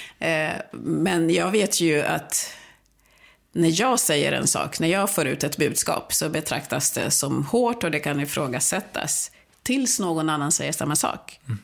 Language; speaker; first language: Swedish; early bilingual, other home language; Swahili